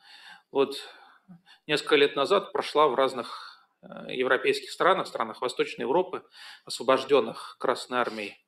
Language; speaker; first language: Russian; native; Russian